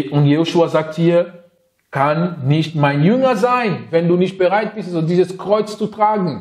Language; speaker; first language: German; non-native, fluent; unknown